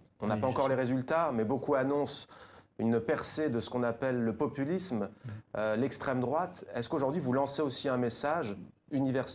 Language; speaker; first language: French; native; French